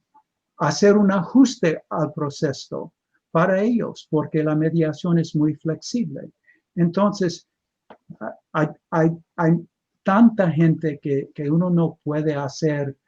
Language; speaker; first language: Spanish; non-native, fluent; English